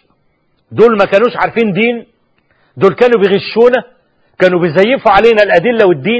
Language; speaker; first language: Arabic; native; Arabic